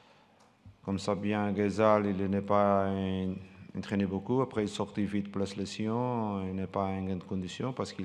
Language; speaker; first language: French; non-native, fluent; Portuguese